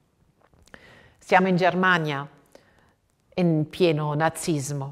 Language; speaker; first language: Italian; non-native, fluent; German